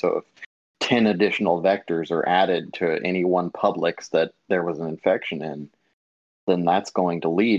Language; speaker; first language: English; native; English